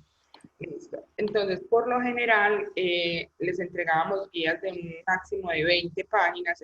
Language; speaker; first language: Spanish; native; Spanish